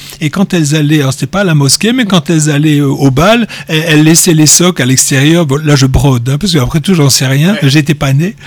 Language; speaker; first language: French; native; French